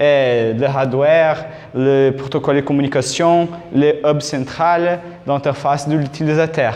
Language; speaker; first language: French; non-native, learner; Portuguese